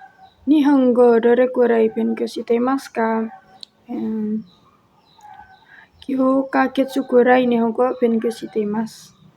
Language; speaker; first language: Japanese; non-native, learner; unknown